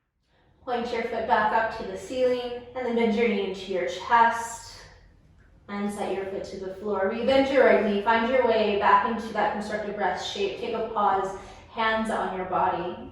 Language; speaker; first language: English; native; English